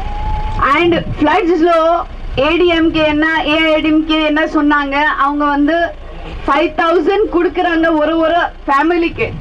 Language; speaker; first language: Tamil; non-native, fluent; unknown